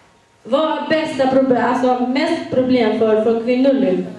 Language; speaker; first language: Swedish; non-native, fluent; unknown